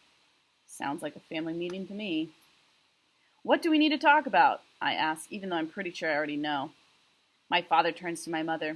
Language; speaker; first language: English; native; English